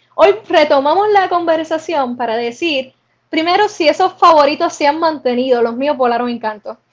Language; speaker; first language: Spanish; native; Spanish